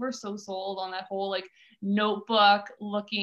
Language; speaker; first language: English; native; English